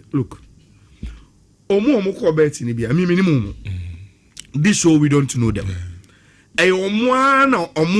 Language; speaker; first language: English; non-native, local second language; Akan